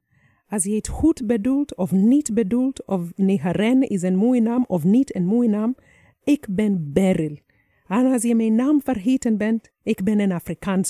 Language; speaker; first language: Dutch; non-native, fluent; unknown